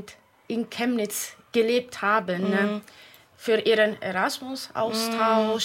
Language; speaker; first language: German; non-native, fluent; Italian